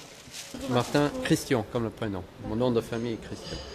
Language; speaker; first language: French; native; French